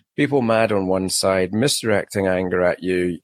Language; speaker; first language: English; native; English